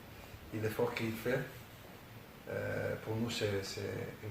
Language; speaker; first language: French; non-native, learner; Dutch